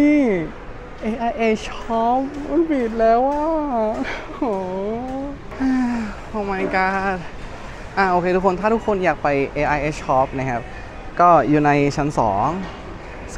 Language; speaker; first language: Thai; non-native, fluent; Indonesian